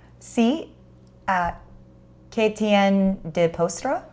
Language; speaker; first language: Spanish; non-native, learner; English